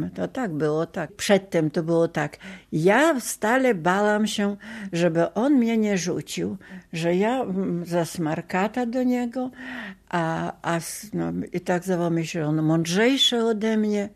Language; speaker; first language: Polish; non-native, local second language; Ukrainian